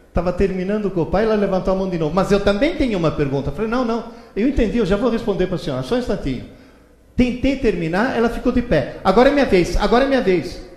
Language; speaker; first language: Portuguese; early bilingual, other home language; Italian